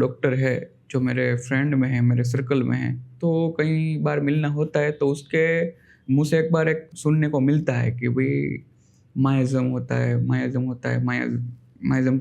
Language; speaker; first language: Hindi; non-native, local second language; Gujarati